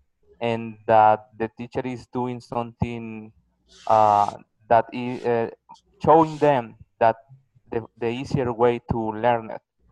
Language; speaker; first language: English; non-native, learner; Spanish